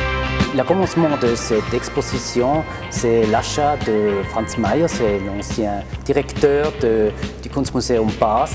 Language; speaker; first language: French; non-native, local second language; German